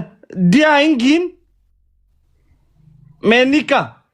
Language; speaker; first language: Indonesian; non-native, learner; Oromo